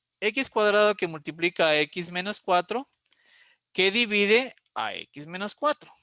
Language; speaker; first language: Spanish; native; Spanish